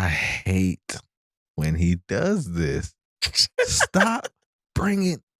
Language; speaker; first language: English; native; English